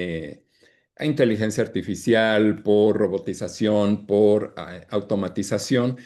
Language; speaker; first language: Spanish; native; Spanish